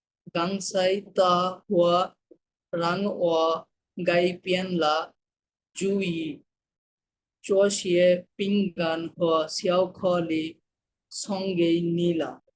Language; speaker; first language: Chinese; non-native, learner; Bangla